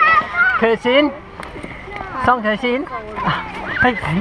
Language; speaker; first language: Chinese; non-native, learner; English